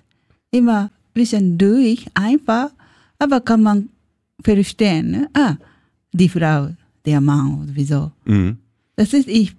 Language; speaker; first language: German; non-native, learner; Japanese